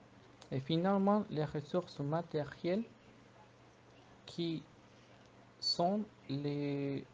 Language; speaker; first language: French; non-native, fluent; Spanish